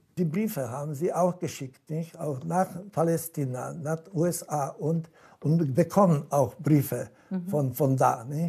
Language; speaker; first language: German; non-native, learner; Polish